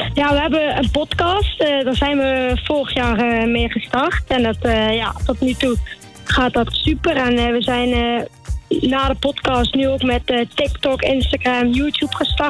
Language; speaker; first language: Dutch; native; Dutch